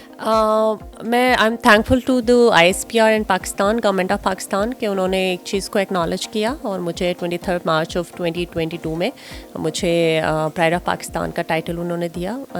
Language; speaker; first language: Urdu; non-native, local second language; Khowar